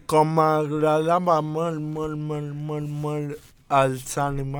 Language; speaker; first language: Catalan; non-native, local second language; Spanish